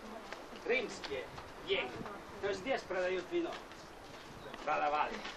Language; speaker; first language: Russian; non-native, fluent; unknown